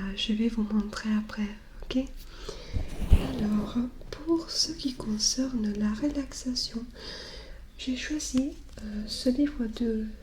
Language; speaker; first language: French; non-native, learner; English